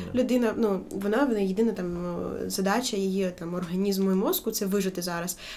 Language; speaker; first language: Ukrainian; native; Ukrainian